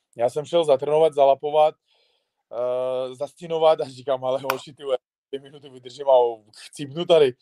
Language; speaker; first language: Czech; non-native, fluent; Uzbek